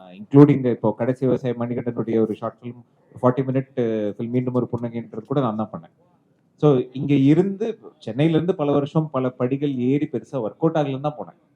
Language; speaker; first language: Tamil; native; Tamil